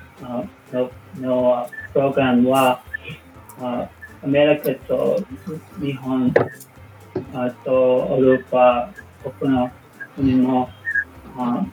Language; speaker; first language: Japanese; non-native, learner; English